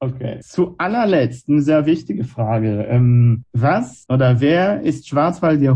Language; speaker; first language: German; non-native, fluent; Hebrew